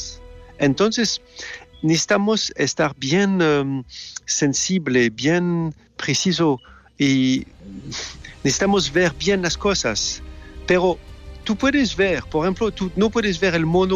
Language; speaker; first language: Spanish; non-native, fluent; French